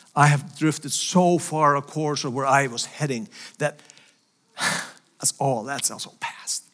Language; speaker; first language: English; non-native, fluent; Faroese